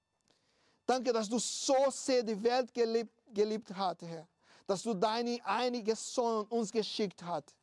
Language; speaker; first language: German; non-native, fluent; Portuguese